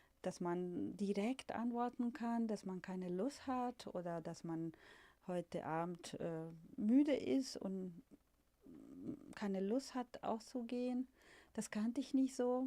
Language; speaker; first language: German; non-native, fluent; Spanish